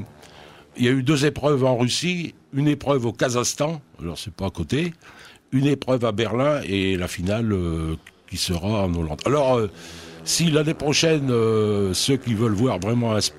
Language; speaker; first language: French; native; French